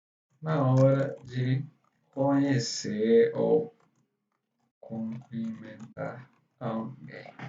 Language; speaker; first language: Portuguese; non-native, fluent; Spanish